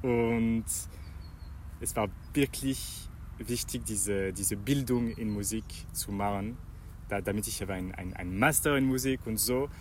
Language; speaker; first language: German; non-native, learner; Arabic